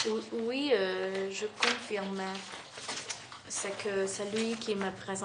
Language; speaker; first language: French; non-native, fluent; Russian